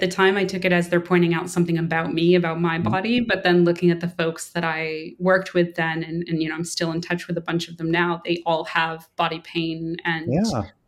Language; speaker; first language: English; native; English